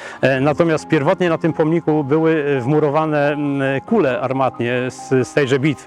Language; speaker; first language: Polish; native; Polish